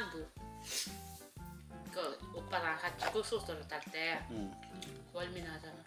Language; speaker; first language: Korean; non-native, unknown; Uzbek